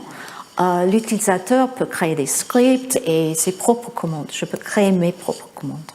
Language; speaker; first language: French; non-native, fluent; English